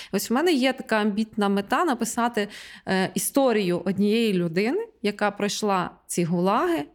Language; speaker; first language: Ukrainian; native; Ukrainian